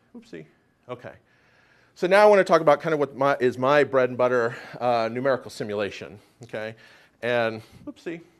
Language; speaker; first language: English; native; English